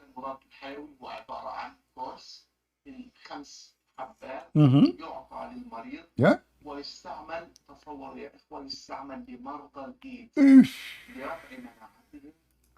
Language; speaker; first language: Arabic; native; Arabic